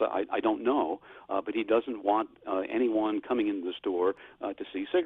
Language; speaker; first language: English; native; English